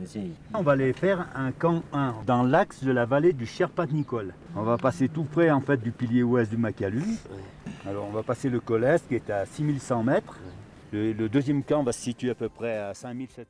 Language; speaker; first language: French; native; French